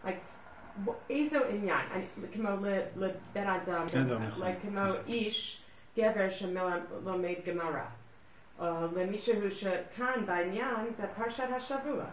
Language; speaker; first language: Hebrew; non-native, learner; English